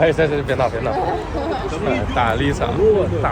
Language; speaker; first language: Chinese; native; Chinese